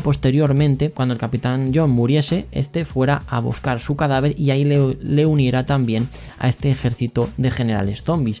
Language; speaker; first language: Spanish; native; Spanish